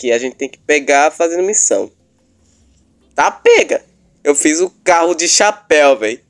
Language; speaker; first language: Portuguese; native; Portuguese